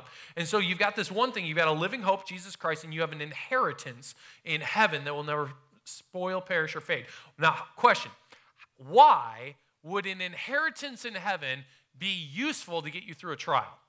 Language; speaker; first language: English; native; English